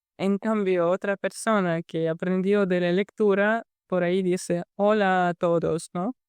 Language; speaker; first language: Spanish; non-native, fluent; Russian